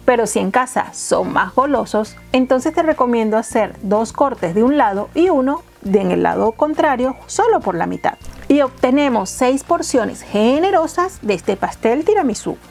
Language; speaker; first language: Spanish; native; Spanish